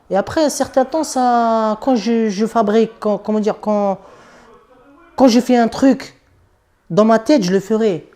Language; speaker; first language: French; non-native, local second language; Arabic